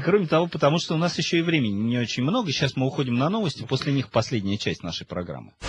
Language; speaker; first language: Russian; native; Russian